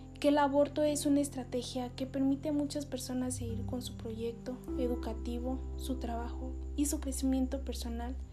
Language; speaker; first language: Spanish; native; Spanish